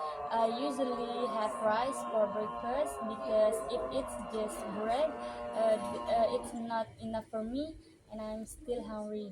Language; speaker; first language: English; non-native, learner; Indonesian